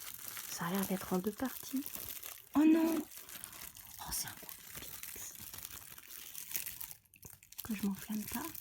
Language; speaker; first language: French; native; French